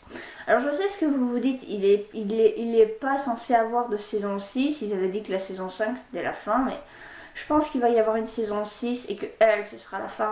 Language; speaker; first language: French; native; French